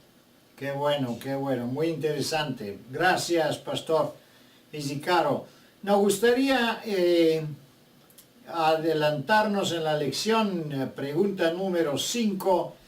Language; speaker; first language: Spanish; non-native, fluent; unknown